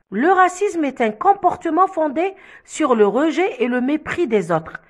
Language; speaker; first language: French; non-native, local second language; Arabic